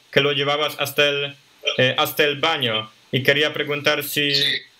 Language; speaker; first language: Spanish; non-native, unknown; Polish